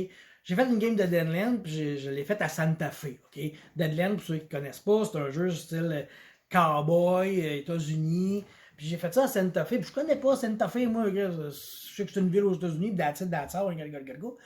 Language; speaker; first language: French; native; French